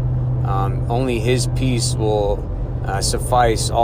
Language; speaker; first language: English; native; English